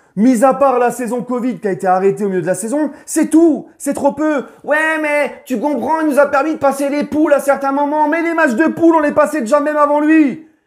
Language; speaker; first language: French; native; French